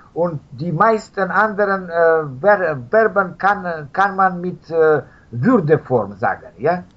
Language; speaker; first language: German; non-native, fluent; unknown